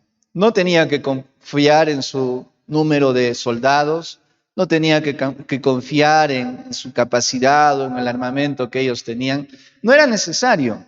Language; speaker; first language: Spanish; native; Spanish